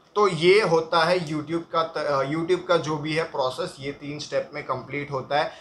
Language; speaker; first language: Hindi; non-native, local second language; Marathi